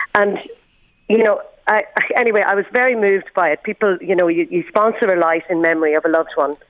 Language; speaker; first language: English; native; English